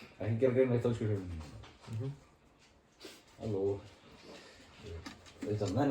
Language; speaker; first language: Danish; non-native, learner; Icelandic